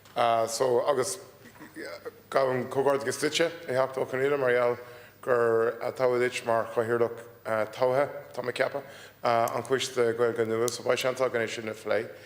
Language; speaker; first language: Irish; non-native, local second language; English